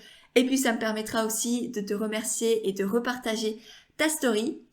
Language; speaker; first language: French; native; French